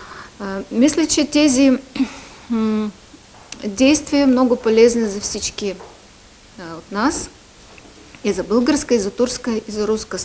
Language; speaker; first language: Bulgarian; non-native, fluent; Russian